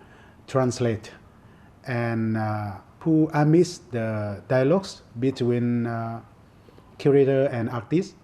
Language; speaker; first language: English; non-native, fluent; Vietnamese